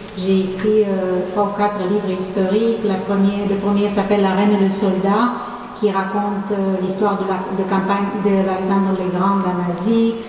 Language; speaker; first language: French; non-native, fluent; Romanian